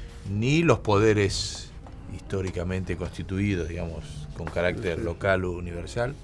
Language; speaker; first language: Spanish; native; Spanish